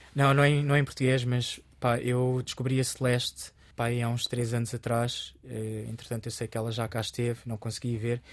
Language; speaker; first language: Portuguese; early bilingual, other home language; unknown